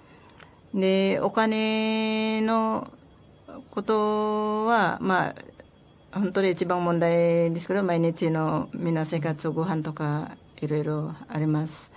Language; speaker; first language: Japanese; non-native, learner; Filipino